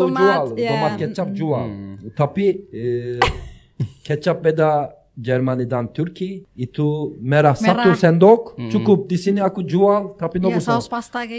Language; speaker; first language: Indonesian; non-native, learner; Turkish